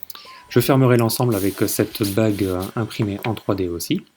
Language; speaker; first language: French; native; French